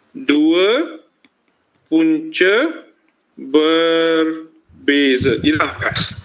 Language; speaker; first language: Malay; non-native, local second language; Tamil